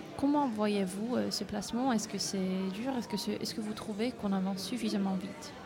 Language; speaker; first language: French; non-native, fluent; Estonian